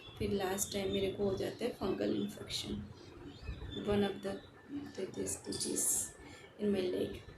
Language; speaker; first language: Hindi; native; Hindi